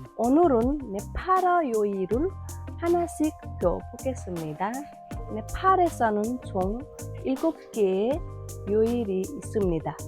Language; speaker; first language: Korean; non-native, fluent; Nepali